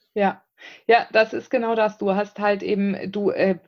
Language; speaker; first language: German; native; German